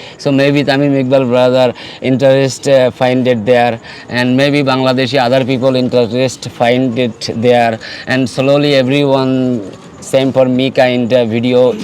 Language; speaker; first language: English; non-native, local second language; Bangla